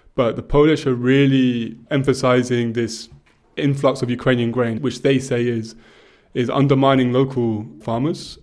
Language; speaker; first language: English; native; English